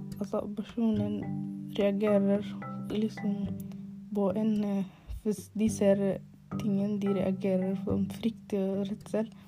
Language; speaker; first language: Norwegian; non-native, learner; Arabic